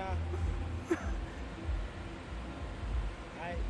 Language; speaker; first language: English; non-native, learner; Portuguese